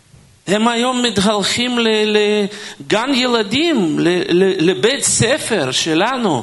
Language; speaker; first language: Hebrew; non-native, fluent; Russian